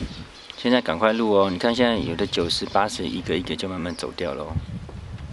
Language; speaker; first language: Chinese; native; Chinese